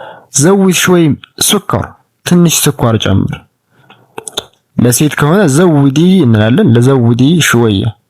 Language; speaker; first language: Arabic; non-native, fluent; Amharic